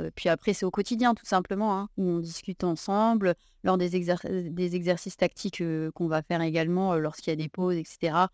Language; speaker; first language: French; native; French